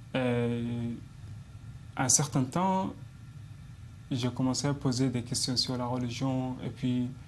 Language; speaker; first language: French; non-native, fluent; Arabic